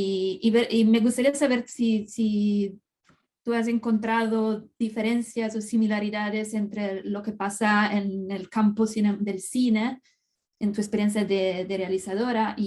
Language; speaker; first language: Spanish; non-native, fluent; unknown